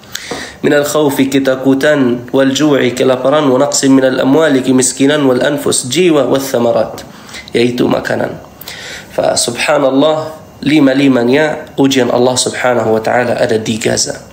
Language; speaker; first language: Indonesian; non-native, fluent; Arabic